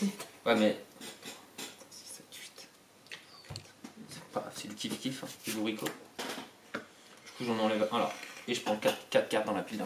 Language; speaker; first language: French; native; French